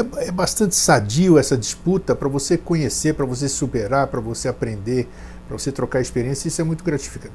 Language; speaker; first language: Portuguese; native; Portuguese